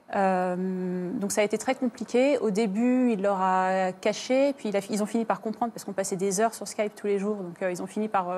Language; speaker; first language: French; native; French